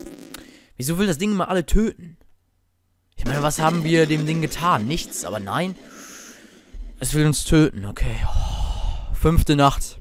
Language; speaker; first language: German; native; German